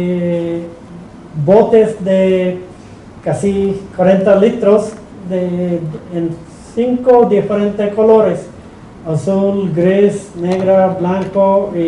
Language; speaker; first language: Spanish; non-native, fluent; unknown